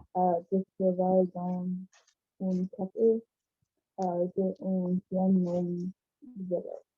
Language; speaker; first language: French; non-native, learner; English